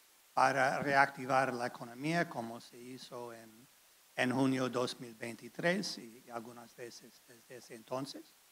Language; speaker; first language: Spanish; non-native, fluent; English